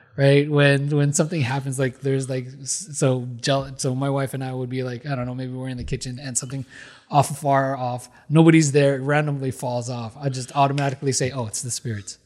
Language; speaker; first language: English; early bilingual, other home language; Filipino